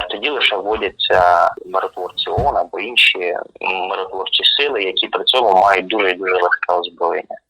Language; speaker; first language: Ukrainian; native; Ukrainian